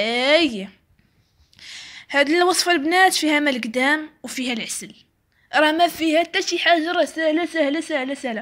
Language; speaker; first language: Arabic; native; Arabic